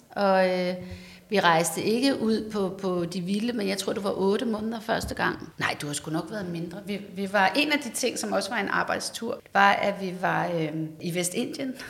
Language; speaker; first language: Danish; native; Danish